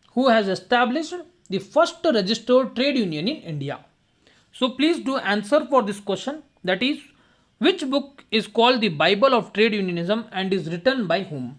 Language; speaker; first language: English; non-native, local second language; Kannada